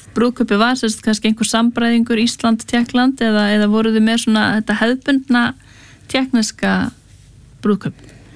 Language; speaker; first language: Icelandic; native; Icelandic